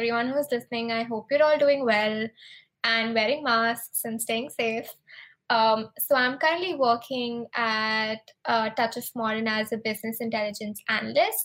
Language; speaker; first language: English; non-native, local second language; Hindi